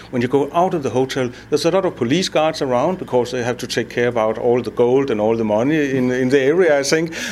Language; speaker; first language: English; non-native, fluent; Danish